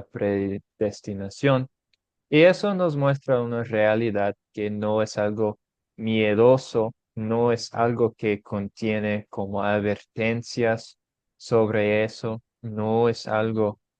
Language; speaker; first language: Spanish; non-native, fluent; English